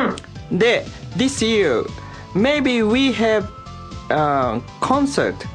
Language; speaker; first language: English; non-native, learner; Japanese